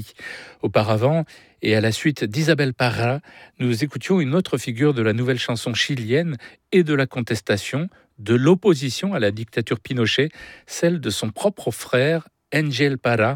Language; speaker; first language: French; native; French